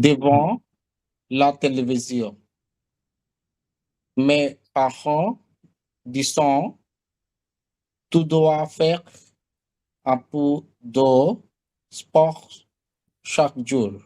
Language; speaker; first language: French; non-native, learner; Bangla